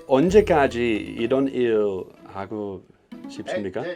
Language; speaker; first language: Korean; non-native, learner; Dutch